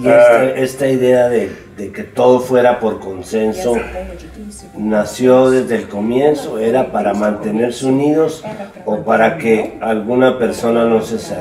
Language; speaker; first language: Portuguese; non-native, learner; Spanish